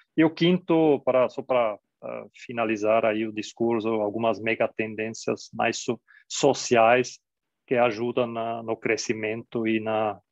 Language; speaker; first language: Portuguese; non-native, fluent; German